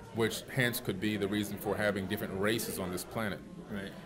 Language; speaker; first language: English; native; English